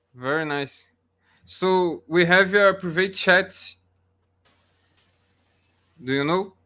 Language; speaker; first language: English; non-native, learner; Portuguese